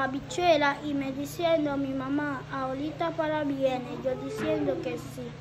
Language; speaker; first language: Spanish; early bilingual, other home language; Haitian Creole